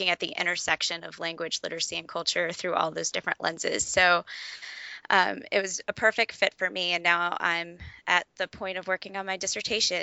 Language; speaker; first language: English; native; English